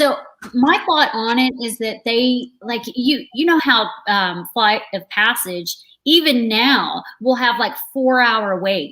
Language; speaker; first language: English; native; English